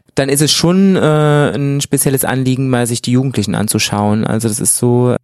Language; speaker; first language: German; native; German